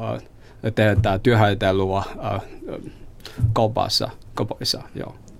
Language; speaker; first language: Finnish; non-native, learner; Chinese